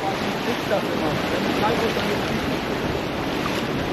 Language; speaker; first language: German; native; German